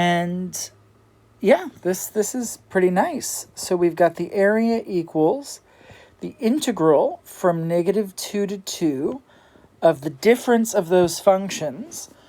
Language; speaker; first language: English; native; English